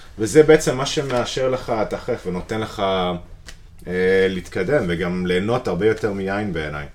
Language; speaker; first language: Hebrew; non-native, fluent; English